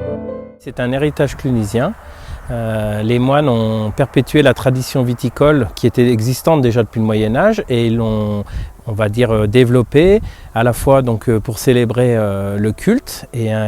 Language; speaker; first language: French; native; French